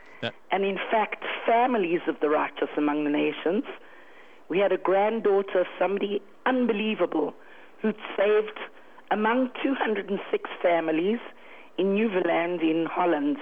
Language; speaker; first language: English; native; English